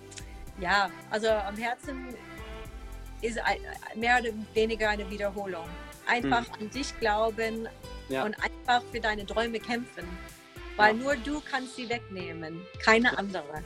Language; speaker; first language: German; non-native, fluent; English